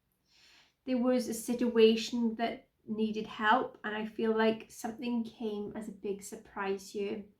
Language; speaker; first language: English; native; English